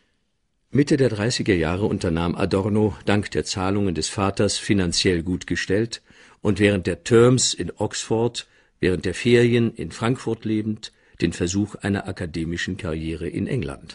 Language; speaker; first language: German; native; German